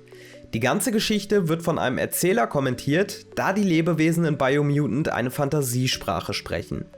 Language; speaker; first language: German; native; German